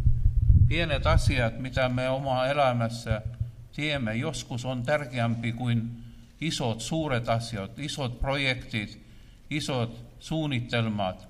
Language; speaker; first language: Finnish; non-native, learner; Russian